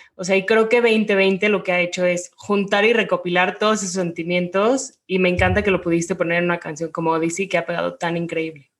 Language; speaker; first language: Spanish; native; Spanish